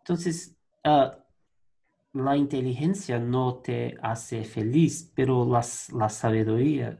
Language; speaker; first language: Spanish; non-native, learner; Portuguese